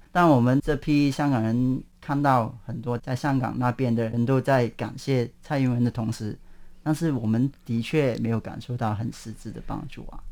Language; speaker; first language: Chinese; non-native, local second language; Cantonese